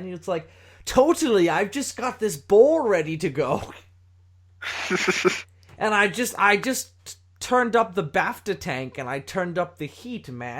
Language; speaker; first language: English; native; English